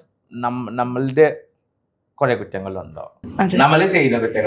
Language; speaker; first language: Malayalam; non-native, local second language; Assamese